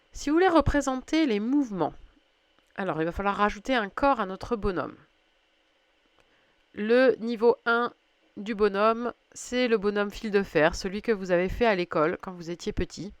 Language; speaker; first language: French; native; French